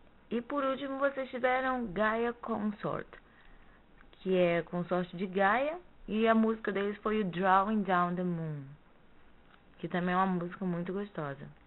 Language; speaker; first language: Portuguese; native; Portuguese